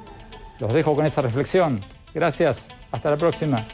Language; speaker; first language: Spanish; native; Spanish